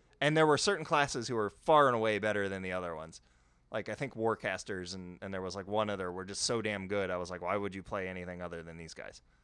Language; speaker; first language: English; native; English